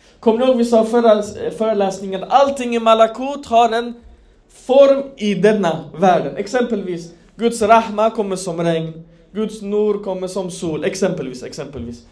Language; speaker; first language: Swedish; non-native, fluent; Persian